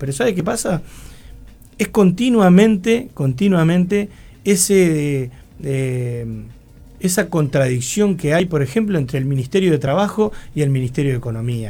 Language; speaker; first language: Spanish; native; Spanish